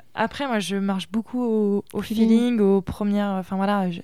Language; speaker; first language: French; native; French